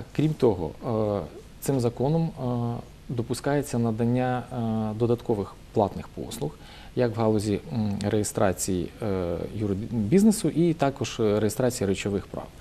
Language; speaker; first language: Ukrainian; native; Ukrainian